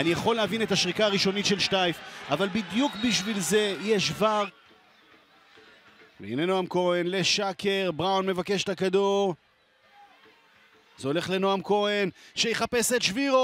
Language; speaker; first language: Hebrew; native; Hebrew